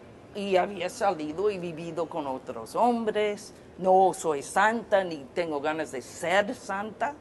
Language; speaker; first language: Spanish; non-native, fluent; English